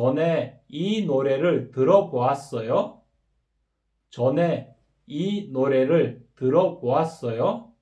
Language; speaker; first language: Korean; non-native, fluent; Kyrgyz